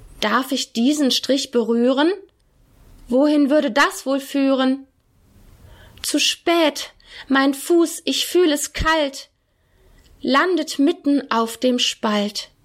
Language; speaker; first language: German; native; German